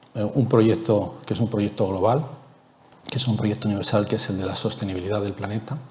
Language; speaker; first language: Spanish; native; Spanish